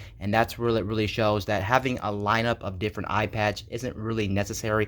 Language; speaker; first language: English; native; English